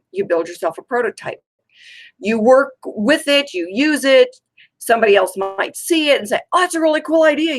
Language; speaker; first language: English; native; English